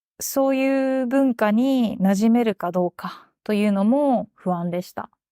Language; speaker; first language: Japanese; native; Japanese